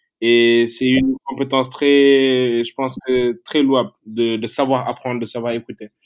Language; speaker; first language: French; non-native, local second language; Wolof